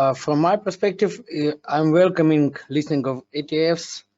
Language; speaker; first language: English; non-native, fluent; Slovenian